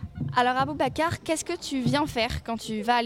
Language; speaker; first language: French; native; French